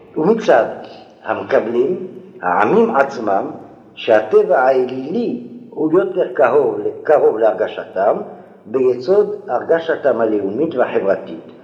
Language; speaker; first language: Hebrew; non-native, fluent; French